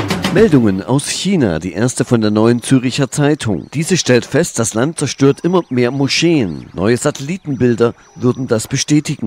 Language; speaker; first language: German; native; German